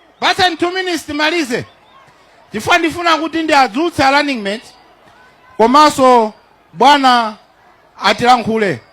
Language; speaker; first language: Nyanja; non-native, local second language; Tumbuka